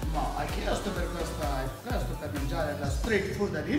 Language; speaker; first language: Italian; non-native, learner; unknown